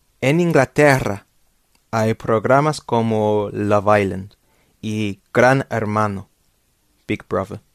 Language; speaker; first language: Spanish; non-native, fluent; English